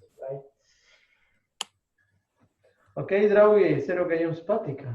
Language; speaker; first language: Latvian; non-native, fluent; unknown